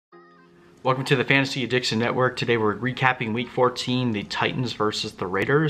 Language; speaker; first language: English; native; English